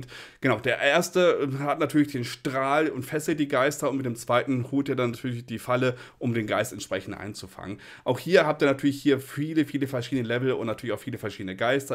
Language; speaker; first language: German; native; German